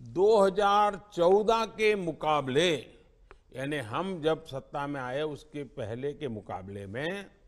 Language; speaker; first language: Hindi; non-native, local second language; Gujarati